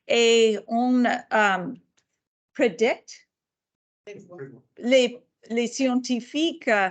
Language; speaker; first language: French; non-native, fluent; English